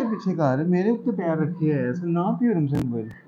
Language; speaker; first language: Turkish; non-native, learner; Urdu